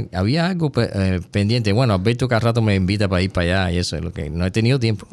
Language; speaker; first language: Spanish; early bilingual, heritage; Spanish